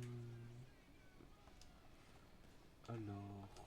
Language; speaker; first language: French; native; French